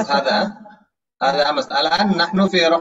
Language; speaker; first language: Arabic; non-native, fluent; Indonesian